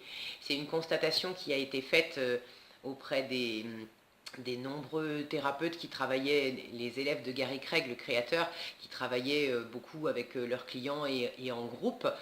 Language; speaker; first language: French; native; French